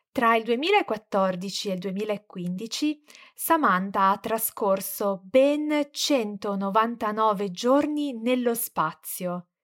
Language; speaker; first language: Italian; native; Italian